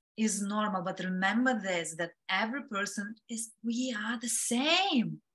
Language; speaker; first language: English; non-native, fluent; Lithuanian